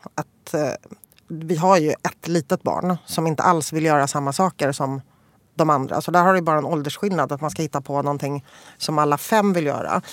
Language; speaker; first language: Swedish; early bilingual, other home language; Polish